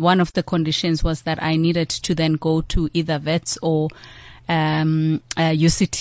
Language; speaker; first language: English; non-native, local second language; Xhosa